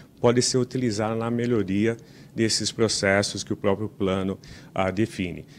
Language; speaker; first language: Portuguese; native; Portuguese